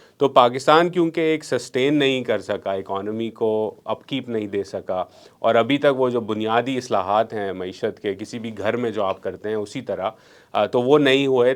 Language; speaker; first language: Urdu; non-native, local second language; Memoni